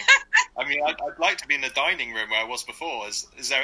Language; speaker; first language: English; native; English